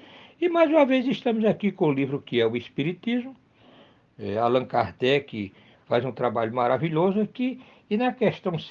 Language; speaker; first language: Portuguese; native; Portuguese